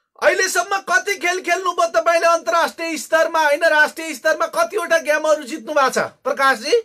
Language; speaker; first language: Nepali; native; Nepali